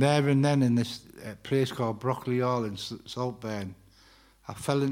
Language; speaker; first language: English; native; English